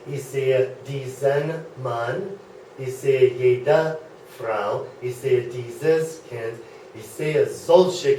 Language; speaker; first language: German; non-native, fluent; English